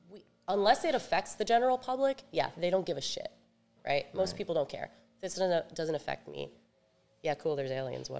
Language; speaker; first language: English; native; English